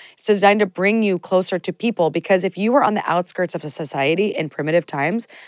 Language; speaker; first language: English; native; English